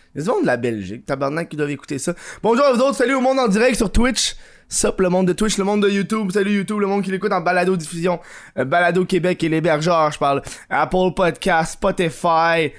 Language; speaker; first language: French; native; French